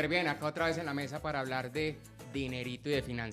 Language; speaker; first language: Spanish; native; Spanish